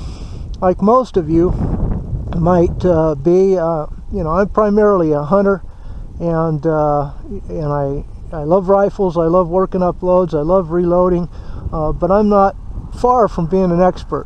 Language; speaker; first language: English; native; English